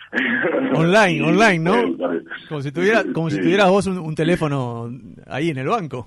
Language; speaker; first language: Spanish; native; Spanish